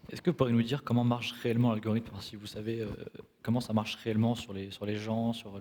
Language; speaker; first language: French; native; French